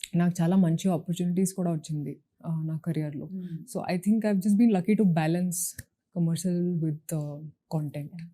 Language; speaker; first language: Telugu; non-native, local second language; Hindi